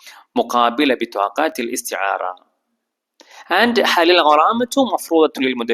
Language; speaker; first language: Arabic; non-native, fluent; Malayalam